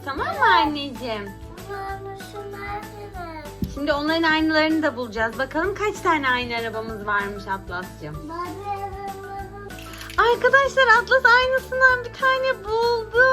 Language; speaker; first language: Turkish; native; Turkish